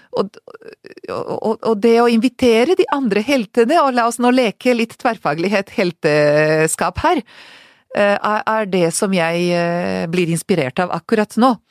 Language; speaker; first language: Norwegian; non-native, fluent; Hungarian